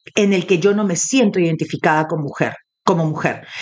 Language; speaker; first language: Spanish; native; Spanish